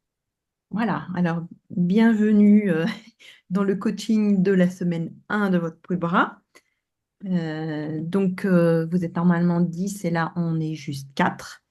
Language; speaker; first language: French; native; French